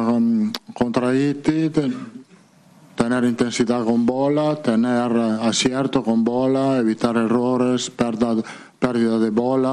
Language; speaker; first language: Portuguese; non-native, fluent; Italian